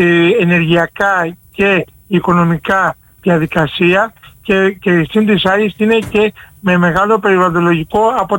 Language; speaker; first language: Greek; native; Greek